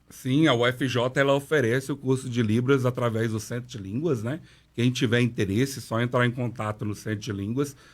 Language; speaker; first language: Portuguese; non-native, local second language; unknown